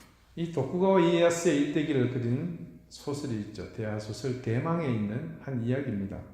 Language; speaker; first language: Korean; native; Korean